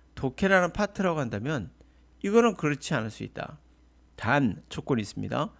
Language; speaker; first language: Korean; native; Korean